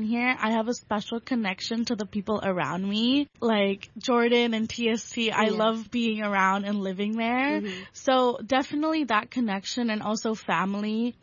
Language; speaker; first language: English; non-native, local second language; Bangla